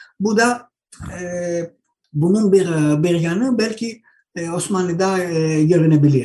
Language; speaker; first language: Turkish; non-native, learner; Greek